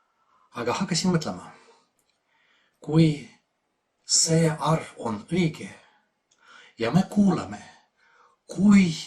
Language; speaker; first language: Estonian; non-native, fluent; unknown